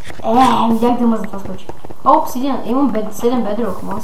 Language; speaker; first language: Bulgarian; native; Bulgarian